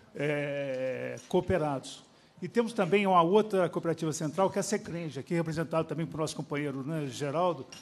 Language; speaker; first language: Portuguese; native; Portuguese